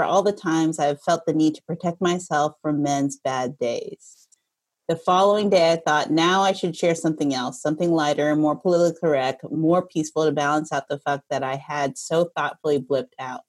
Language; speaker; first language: English; early bilingual, other home language; Filipino